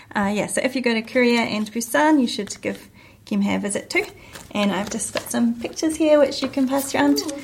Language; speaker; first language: English; native; English